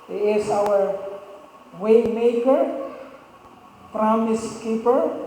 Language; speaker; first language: English; non-native, local second language; Filipino